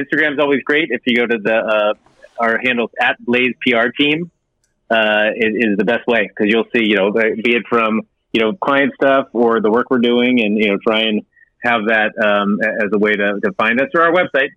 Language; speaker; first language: English; native; English